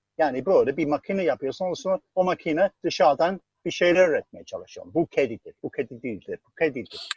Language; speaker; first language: Turkish; non-native, fluent; English